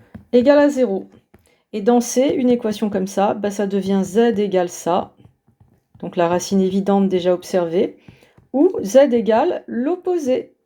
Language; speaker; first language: French; native; French